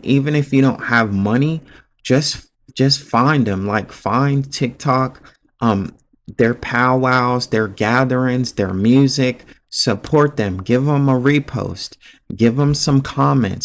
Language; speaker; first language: English; native; English